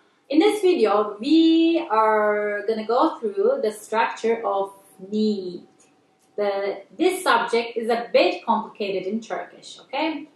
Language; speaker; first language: English; non-native, fluent; Turkish